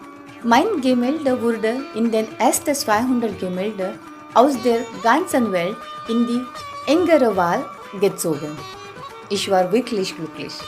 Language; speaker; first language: German; non-native, fluent; Marathi